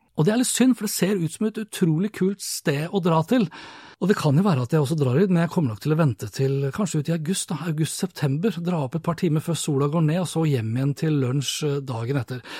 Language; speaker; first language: Norwegian; native; Norwegian